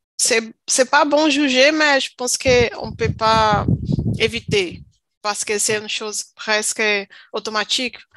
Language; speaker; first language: French; non-native, learner; Portuguese